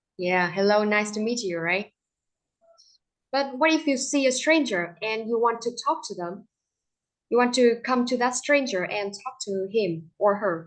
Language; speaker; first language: English; non-native, fluent; Vietnamese